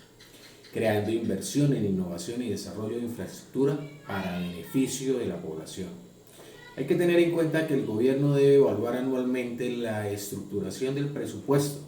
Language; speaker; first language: Spanish; native; Spanish